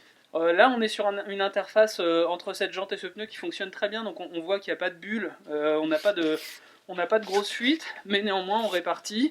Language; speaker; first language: French; native; French